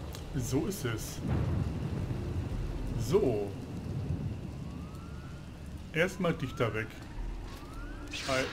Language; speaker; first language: German; native; German